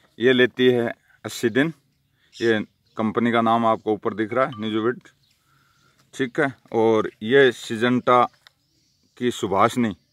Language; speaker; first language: Hindi; native; Hindi